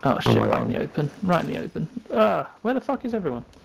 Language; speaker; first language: English; native; English